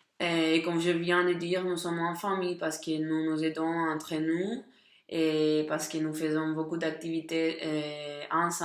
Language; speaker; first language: French; non-native, learner; Catalan